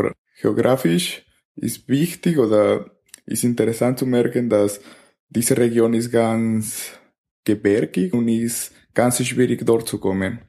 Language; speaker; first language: German; non-native, learner; Spanish